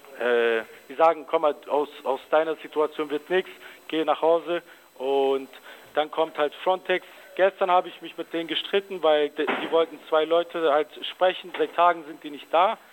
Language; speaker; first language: German; early bilingual, other home language; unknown